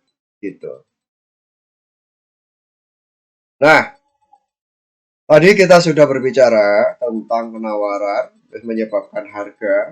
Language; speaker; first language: Indonesian; native; Indonesian